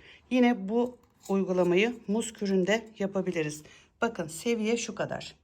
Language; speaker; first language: Turkish; native; Turkish